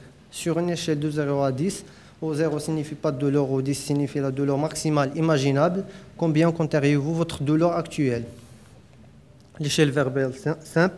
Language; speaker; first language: French; non-native, local second language; Arabic